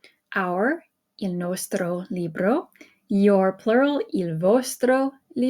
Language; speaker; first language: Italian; non-native, fluent; English